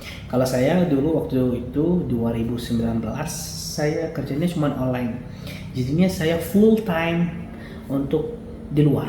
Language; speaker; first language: Indonesian; non-native, fluent; Arabic